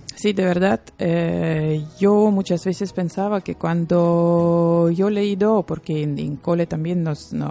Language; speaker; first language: Spanish; non-native, learner; Lithuanian